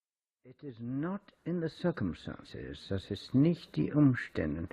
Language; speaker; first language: German; non-native, fluent; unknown